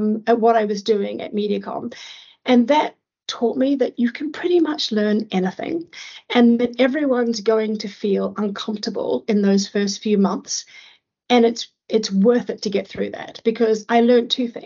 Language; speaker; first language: English; native; English